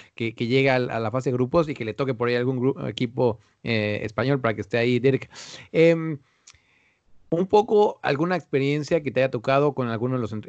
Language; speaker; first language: Spanish; native; Spanish